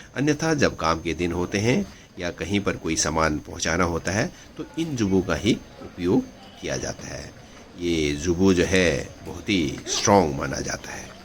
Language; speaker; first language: Hindi; non-native, local second language; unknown